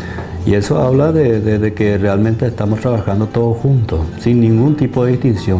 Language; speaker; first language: Spanish; native; Spanish